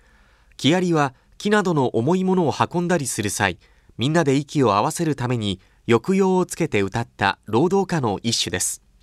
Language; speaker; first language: Japanese; native; Japanese